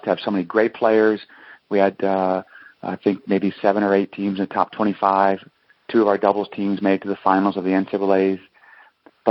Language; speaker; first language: English; native; English